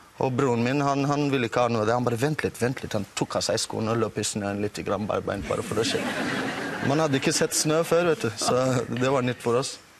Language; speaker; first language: Norwegian; non-native, fluent; English